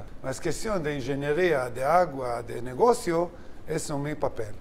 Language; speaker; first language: Portuguese; non-native, learner; Hebrew